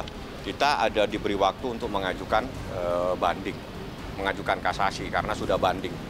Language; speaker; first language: Indonesian; native; Indonesian